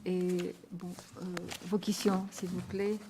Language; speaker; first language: French; non-native, fluent; Russian